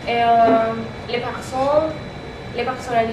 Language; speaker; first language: French; non-native, learner; Spanish